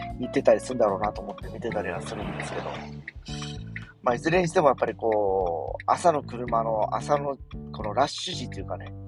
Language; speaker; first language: Japanese; native; Japanese